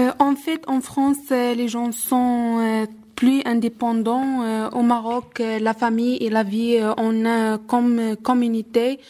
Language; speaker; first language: French; non-native, local second language; Arabic